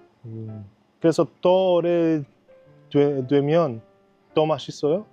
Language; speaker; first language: Korean; non-native, learner; English